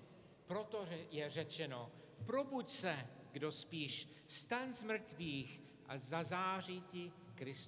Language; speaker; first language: Czech; non-native, fluent; English